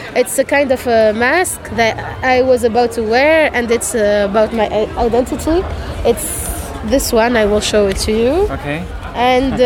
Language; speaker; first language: English; non-native, fluent; Arabic